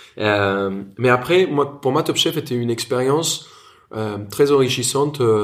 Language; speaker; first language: French; non-native, fluent; Spanish